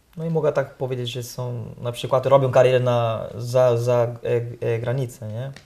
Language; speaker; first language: Polish; non-native, learner; Portuguese